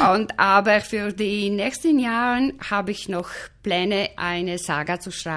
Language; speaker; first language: German; non-native, fluent; Polish